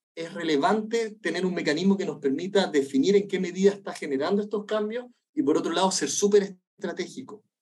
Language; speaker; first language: Spanish; native; Spanish